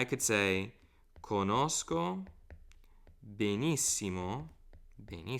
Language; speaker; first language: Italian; non-native, fluent; English